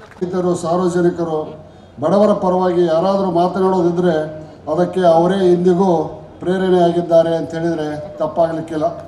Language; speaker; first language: Kannada; native; Kannada